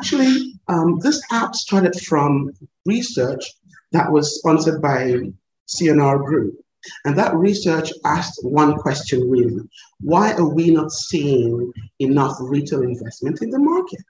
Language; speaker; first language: English; non-native, local second language; Yoruba